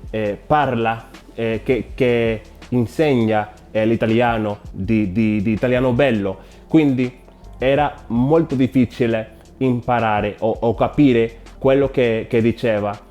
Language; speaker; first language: Italian; non-native, learner; Spanish